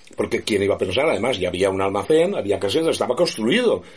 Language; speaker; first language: Spanish; native; Spanish